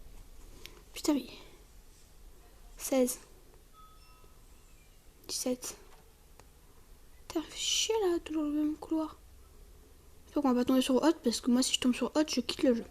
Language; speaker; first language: French; native; French